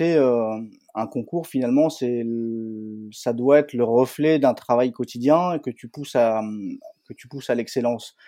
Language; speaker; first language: French; native; French